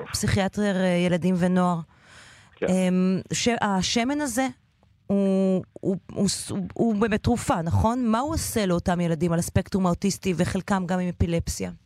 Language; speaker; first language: Hebrew; native; Hebrew